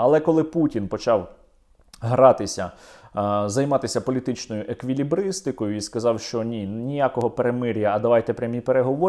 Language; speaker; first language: Ukrainian; native; Ukrainian